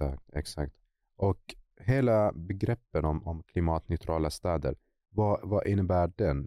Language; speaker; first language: Swedish; non-native, fluent; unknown